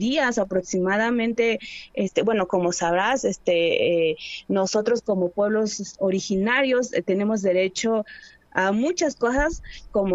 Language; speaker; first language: Spanish; non-native, local second language; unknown